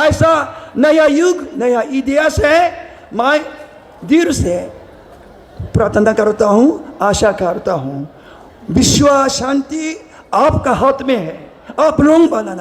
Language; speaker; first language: Hindi; non-native, learner; Japanese